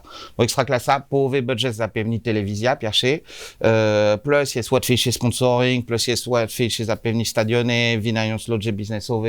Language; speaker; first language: Polish; non-native, learner; French